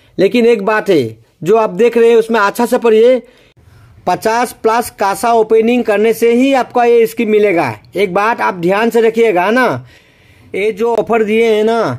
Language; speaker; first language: Hindi; native; Hindi